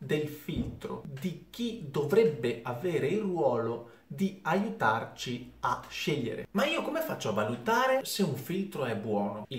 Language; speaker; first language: Italian; native; Italian